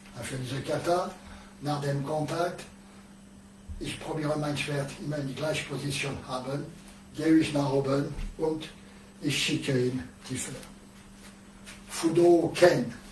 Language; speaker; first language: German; non-native, learner; French